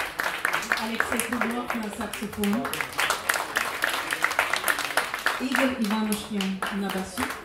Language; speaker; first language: Russian; non-native, learner; German